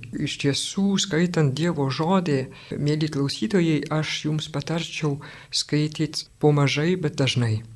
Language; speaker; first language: Lithuanian; non-native, fluent; French